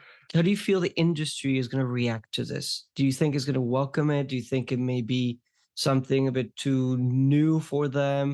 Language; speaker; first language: English; non-native, fluent; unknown